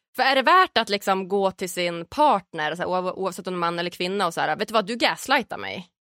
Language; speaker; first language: Swedish; native; Swedish